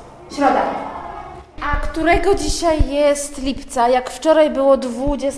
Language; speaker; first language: Polish; native; Polish